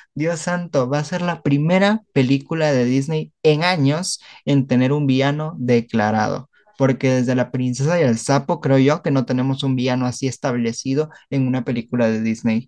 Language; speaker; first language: Spanish; native; Spanish